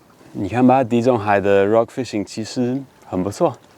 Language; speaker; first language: Chinese; non-native, fluent; English